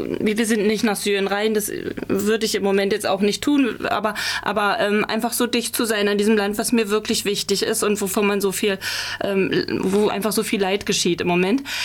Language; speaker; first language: German; native; German